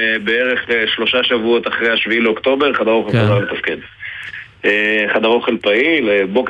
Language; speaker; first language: Hebrew; native; Hebrew